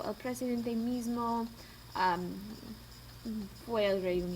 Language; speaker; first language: Spanish; non-native, fluent; English